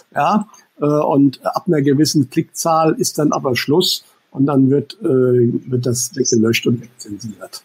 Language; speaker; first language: German; native; German